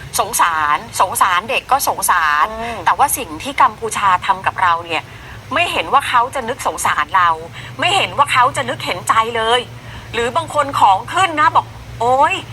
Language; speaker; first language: Thai; native; Thai